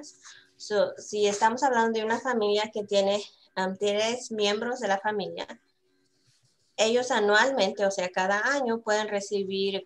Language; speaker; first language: Spanish; early bilingual, heritage; Spanish